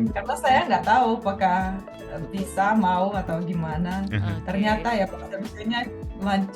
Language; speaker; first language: Indonesian; non-native, fluent; Russian